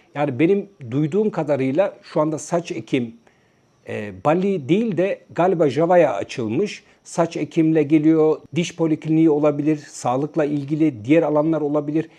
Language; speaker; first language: Turkish; native; Turkish